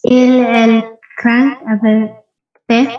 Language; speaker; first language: French; non-native, learner; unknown